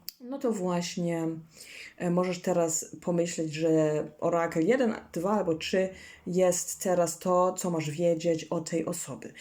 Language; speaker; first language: Polish; non-native, learner; German